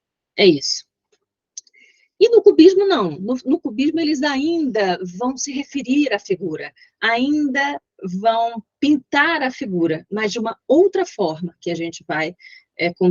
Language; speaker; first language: Portuguese; native; Portuguese